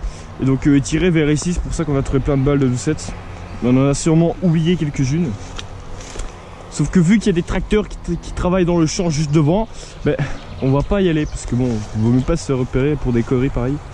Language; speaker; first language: French; native; French